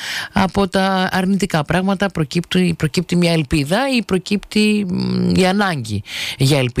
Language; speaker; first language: Greek; native; Greek